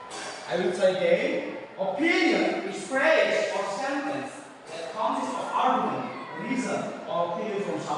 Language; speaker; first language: English; non-native, learner; Indonesian